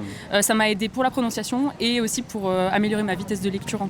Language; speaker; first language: French; native; French